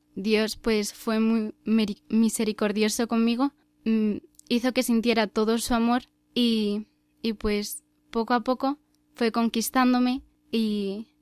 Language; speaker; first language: Spanish; native; Spanish